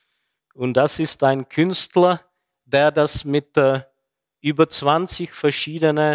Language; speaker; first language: German; non-native, fluent; Czech